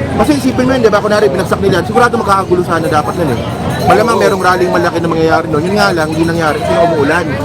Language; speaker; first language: Filipino; native; Filipino